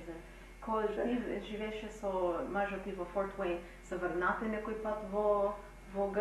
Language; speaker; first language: Macedonian; early bilingual, heritage; Macedonian